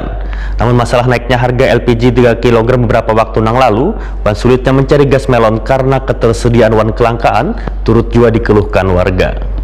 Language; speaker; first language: Indonesian; non-native, local second language; Banjar